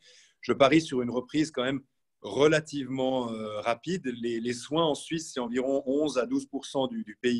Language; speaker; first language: French; native; French